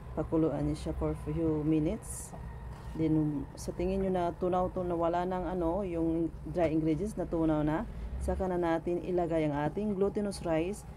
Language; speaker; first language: Filipino; non-native, local second language; Cebuano